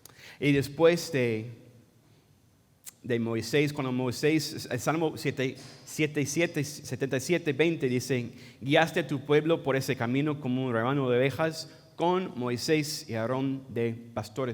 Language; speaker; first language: Spanish; non-native, fluent; English